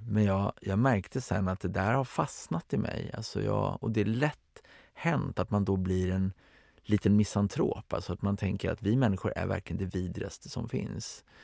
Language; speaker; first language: Swedish; native; Swedish